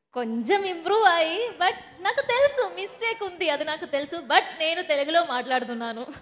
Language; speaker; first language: Telugu; non-native, learner; Malayalam